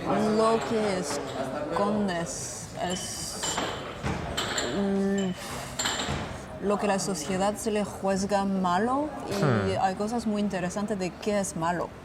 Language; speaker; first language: Spanish; non-native, fluent; French